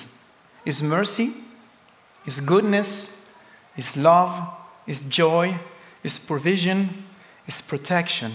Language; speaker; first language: English; non-native, fluent; French